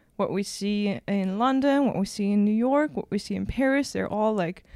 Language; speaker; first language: English; non-native, fluent; German